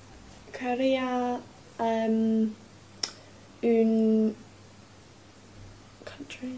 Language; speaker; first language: Spanish; non-native, learner; English